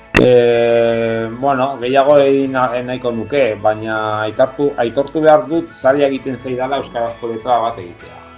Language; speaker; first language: Basque; non-native, local second language; Spanish